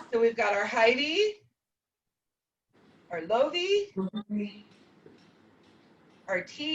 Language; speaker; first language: English; native; English